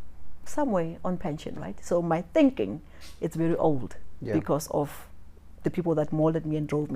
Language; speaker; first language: English; non-native, local second language; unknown